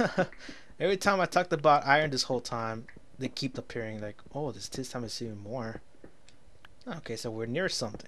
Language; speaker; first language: English; native; English